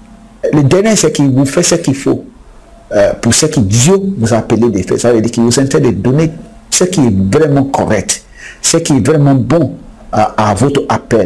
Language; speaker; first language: French; non-native, fluent; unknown